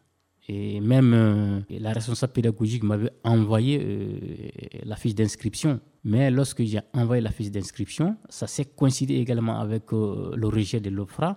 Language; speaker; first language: French; non-native, local second language; Bambara